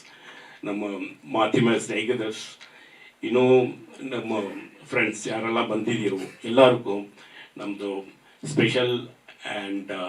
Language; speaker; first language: Kannada; non-native, fluent; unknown